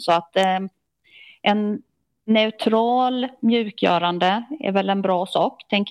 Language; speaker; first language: Swedish; native; Swedish